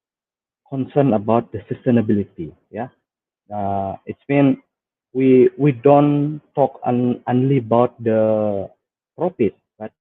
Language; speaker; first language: English; non-native, fluent; Indonesian